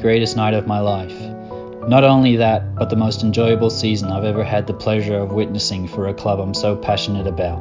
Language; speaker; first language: English; native; English